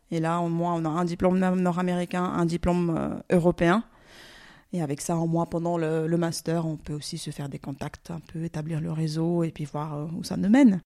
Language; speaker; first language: French; early bilingual, other home language; Russian